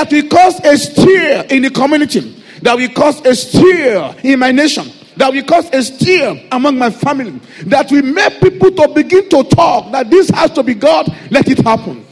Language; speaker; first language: English; non-native, local second language; Yoruba